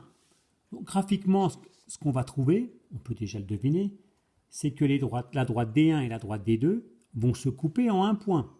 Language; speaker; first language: French; native; French